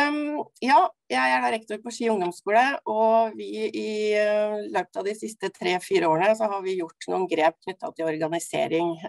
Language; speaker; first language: Norwegian; native; Norwegian